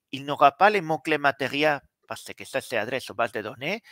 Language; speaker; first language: French; native; French